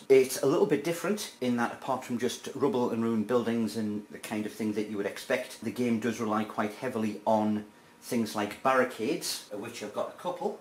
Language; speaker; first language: English; native; English